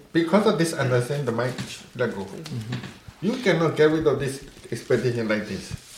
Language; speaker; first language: English; non-native, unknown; Burmese